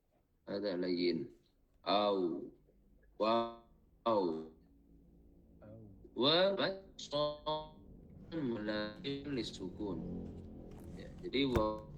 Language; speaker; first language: Arabic; non-native, fluent; Indonesian